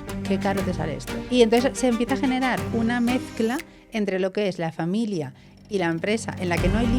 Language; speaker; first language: Spanish; native; Spanish